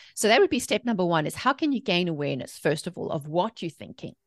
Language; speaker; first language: English; native; English